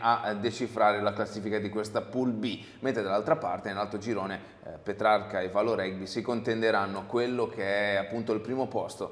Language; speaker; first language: Italian; native; Italian